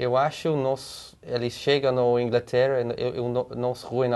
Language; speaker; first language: Portuguese; non-native, learner; English